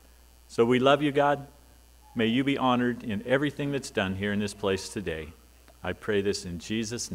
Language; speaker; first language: English; native; English